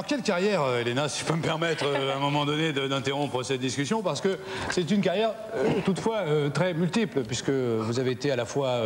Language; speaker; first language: French; native; French